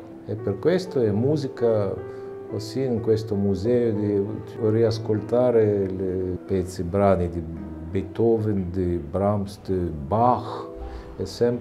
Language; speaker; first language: Italian; non-native, learner; Russian